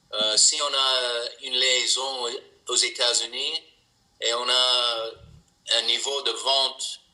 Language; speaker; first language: French; non-native, learner; English